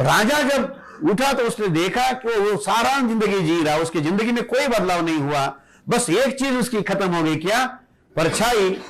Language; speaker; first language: Hindi; non-native, local second language; Marathi